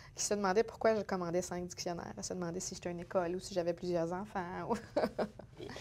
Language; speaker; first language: French; native; French